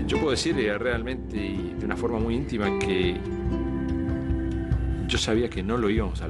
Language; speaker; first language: Spanish; native; Spanish